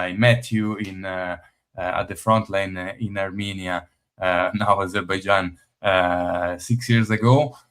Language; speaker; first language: English; non-native, fluent; Italian